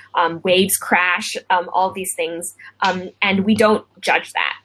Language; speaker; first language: English; non-native, local second language; Cantonese